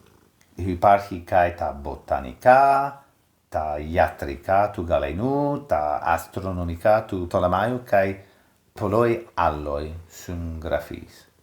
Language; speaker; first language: Greek; non-native, fluent; English